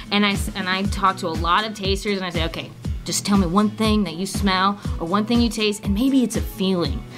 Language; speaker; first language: English; native; English